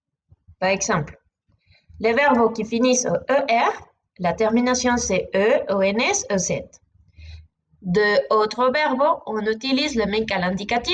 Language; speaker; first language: French; non-native, fluent; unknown